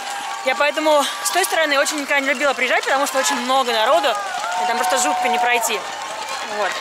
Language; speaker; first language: Russian; native; Russian